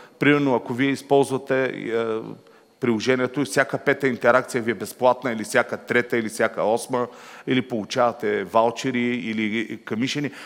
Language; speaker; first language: Bulgarian; native; Bulgarian